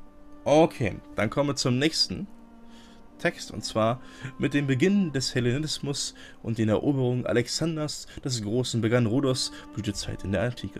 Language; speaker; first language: German; native; German